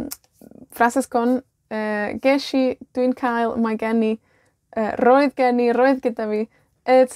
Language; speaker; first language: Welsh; non-native, fluent; Spanish